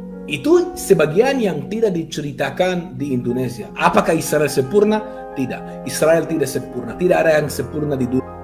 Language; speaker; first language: Indonesian; non-native, fluent; Hebrew